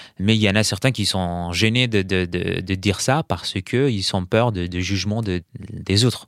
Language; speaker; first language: French; non-native, fluent; Arabic